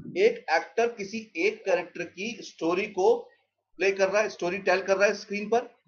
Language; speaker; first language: Hindi; native; Hindi